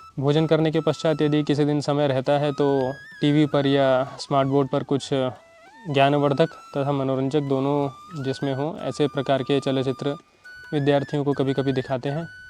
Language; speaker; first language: Hindi; native; Hindi